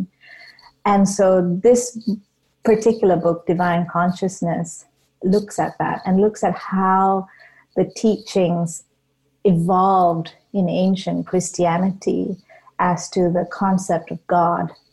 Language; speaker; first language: English; non-native, local second language; Tamil